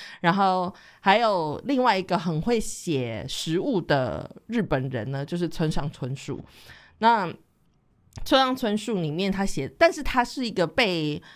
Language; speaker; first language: Chinese; native; Chinese